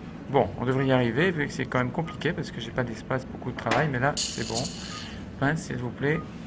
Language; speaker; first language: French; native; French